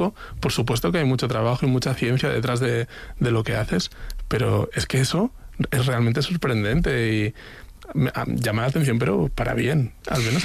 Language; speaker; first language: Spanish; native; Spanish